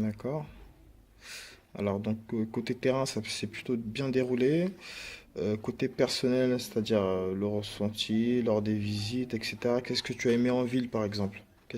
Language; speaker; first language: French; native; French